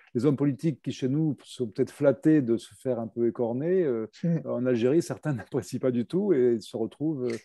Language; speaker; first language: French; native; French